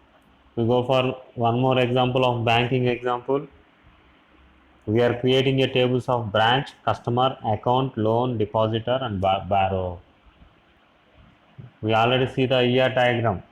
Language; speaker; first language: English; non-native, local second language; Telugu